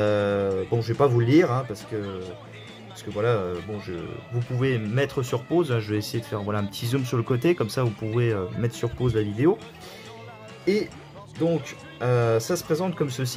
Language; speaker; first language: French; native; French